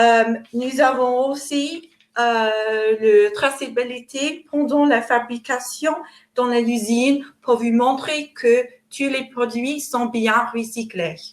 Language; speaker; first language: French; non-native, fluent; English